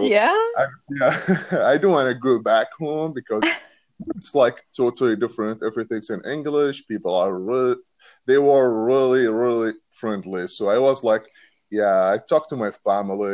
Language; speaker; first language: English; non-native, learner; Arabic